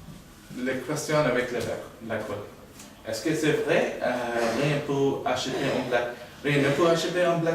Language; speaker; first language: French; non-native, learner; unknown